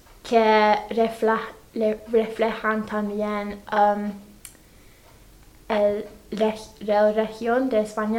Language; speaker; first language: Spanish; non-native, fluent; English